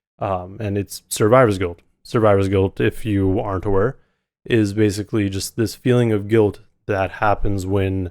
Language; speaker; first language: English; native; English